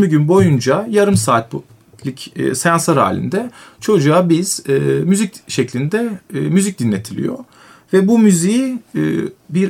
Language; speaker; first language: Turkish; native; Turkish